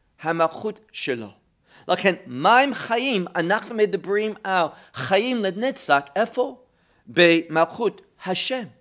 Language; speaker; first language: Hebrew; non-native, fluent; English